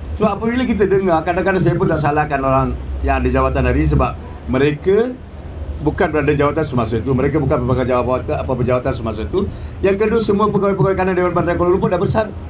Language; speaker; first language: Malay; non-native, local second language; Tamil